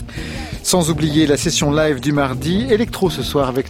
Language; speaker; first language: French; native; French